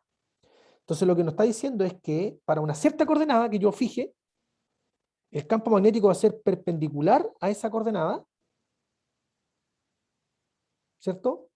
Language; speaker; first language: Spanish; native; Spanish